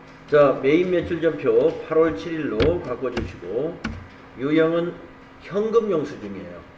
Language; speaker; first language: Korean; native; Korean